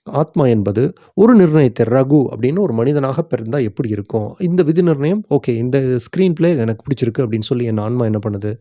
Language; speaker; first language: Tamil; native; Tamil